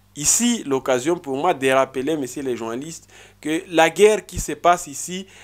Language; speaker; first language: French; non-native, local second language; Swahili